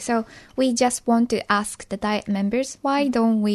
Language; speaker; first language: English; non-native, fluent; Japanese